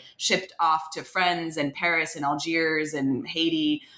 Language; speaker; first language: English; non-native, fluent; French